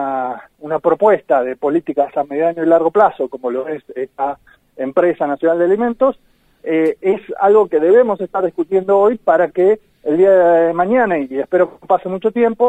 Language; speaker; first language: Spanish; native; Spanish